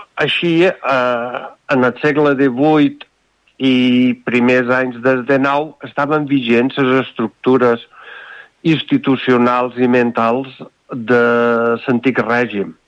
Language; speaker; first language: Catalan; native; Catalan